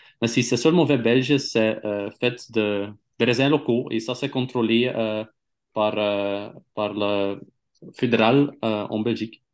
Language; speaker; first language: French; non-native, local second language; Dutch